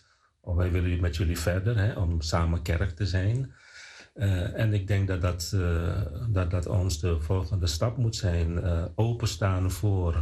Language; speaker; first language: Dutch; non-native, fluent; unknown